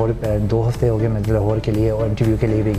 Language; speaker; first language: Hindi; early bilingual, heritage; Hindi